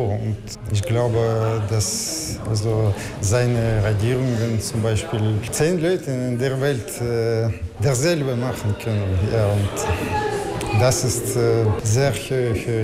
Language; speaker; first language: German; non-native, learner; Russian